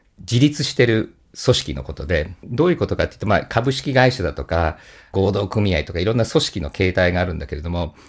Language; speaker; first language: Japanese; native; Japanese